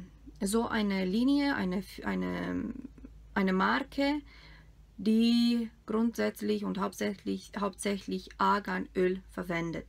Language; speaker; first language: German; non-native, fluent; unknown